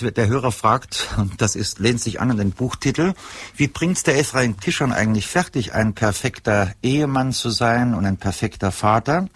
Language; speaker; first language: German; native; German